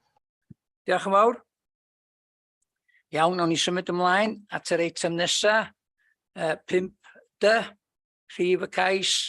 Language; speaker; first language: Welsh; native; Welsh